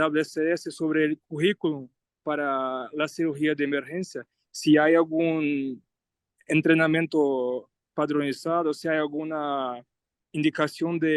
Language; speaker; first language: Spanish; non-native, learner; Portuguese